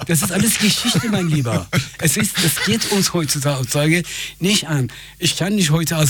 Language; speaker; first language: German; non-native, fluent; Persian